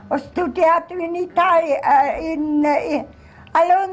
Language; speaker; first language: Italian; non-native, fluent; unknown